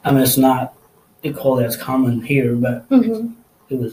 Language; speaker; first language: English; non-native, local second language; Nepali